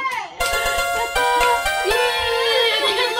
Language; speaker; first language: Japanese; native; Japanese